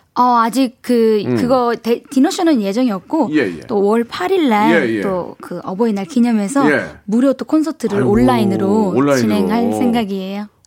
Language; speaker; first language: Korean; native; Korean